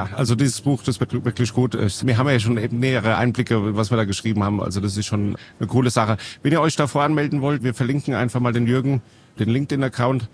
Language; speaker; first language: German; native; German